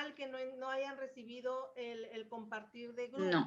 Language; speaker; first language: Spanish; native; Spanish